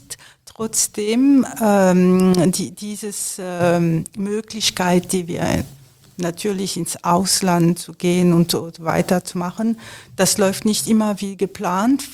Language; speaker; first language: German; non-native, fluent; French